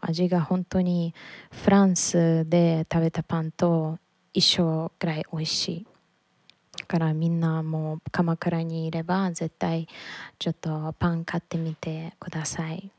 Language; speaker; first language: Japanese; non-native, learner; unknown